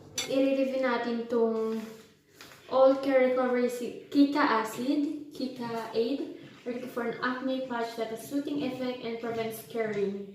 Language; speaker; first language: English; non-native, local second language; Filipino